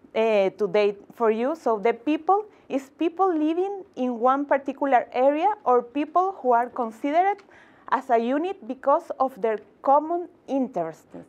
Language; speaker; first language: English; non-native, fluent; Spanish